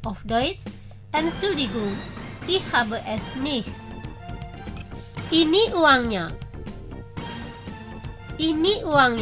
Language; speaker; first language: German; non-native, fluent; Indonesian